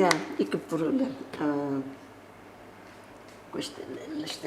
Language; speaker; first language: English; non-native, learner; Italian